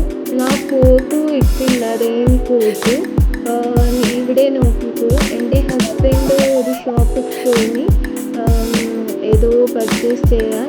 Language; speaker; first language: Malayalam; non-native, learner; Kannada